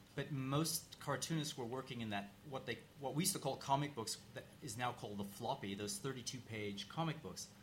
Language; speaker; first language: English; native; English